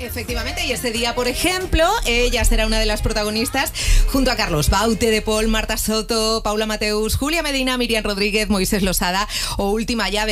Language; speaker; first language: Spanish; native; Spanish